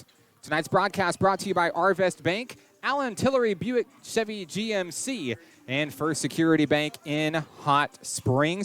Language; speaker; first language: English; native; English